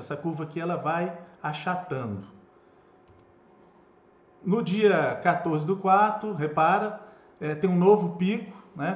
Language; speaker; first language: Portuguese; native; Portuguese